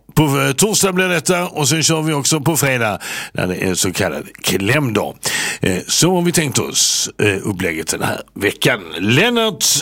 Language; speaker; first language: Swedish; native; Swedish